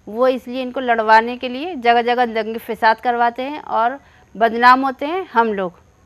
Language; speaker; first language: Hindi; native; Hindi